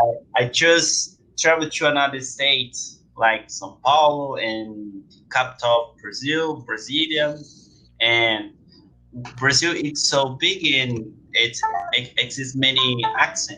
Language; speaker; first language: English; non-native, learner; Portuguese